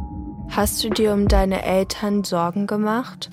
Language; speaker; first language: German; native; German